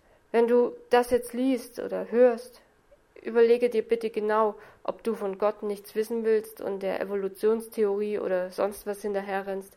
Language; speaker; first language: German; native; German